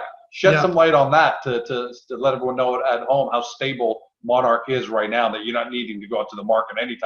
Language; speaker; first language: English; native; English